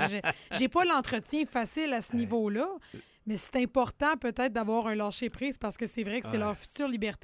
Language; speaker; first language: French; native; French